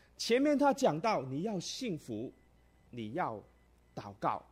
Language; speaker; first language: Chinese; non-native, local second language; Cantonese